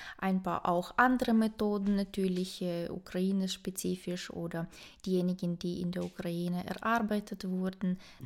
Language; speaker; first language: German; non-native, fluent; Ukrainian